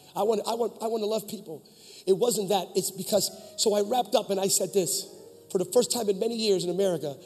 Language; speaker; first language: English; early bilingual, other home language; Spanish